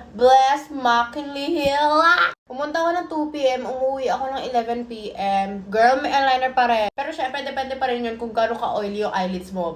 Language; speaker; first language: Filipino; native; Filipino